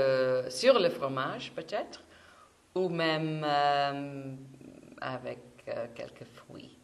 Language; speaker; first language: French; non-native, fluent; English